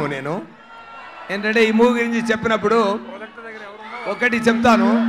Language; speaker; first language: Telugu; non-native, learner; Tamil